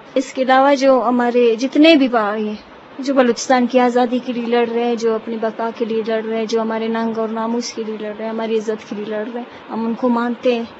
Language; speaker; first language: Urdu; non-native, local second language; Baluchi